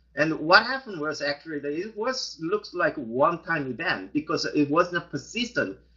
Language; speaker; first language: English; non-native, fluent; Korean